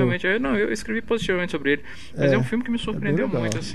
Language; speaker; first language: Portuguese; native; Portuguese